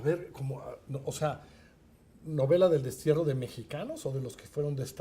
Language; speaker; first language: Spanish; native; Spanish